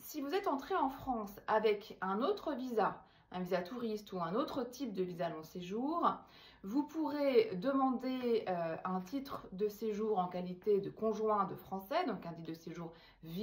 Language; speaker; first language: French; native; French